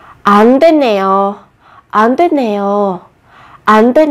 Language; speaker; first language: Korean; non-native, fluent; Vietnamese